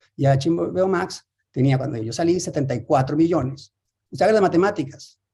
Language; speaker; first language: Spanish; native; Spanish